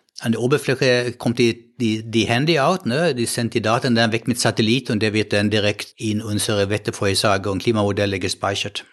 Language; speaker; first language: German; non-native, fluent; Swedish